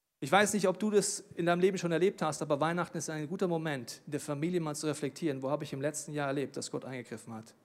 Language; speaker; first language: German; native; German